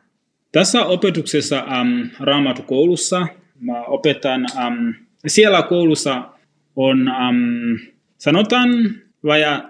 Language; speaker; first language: Finnish; non-native, fluent; Swahili